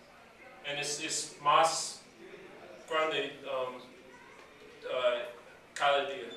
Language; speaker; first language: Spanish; non-native, learner; English